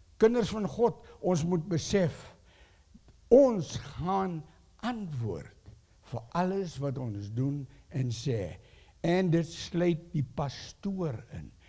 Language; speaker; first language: Afrikaans; non-native, local second language; English